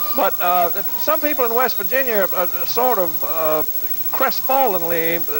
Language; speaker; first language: English; native; English